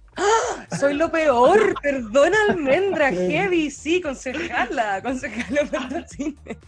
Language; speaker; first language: Spanish; native; Spanish